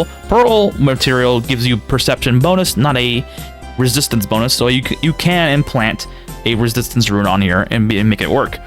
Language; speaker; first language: English; native; English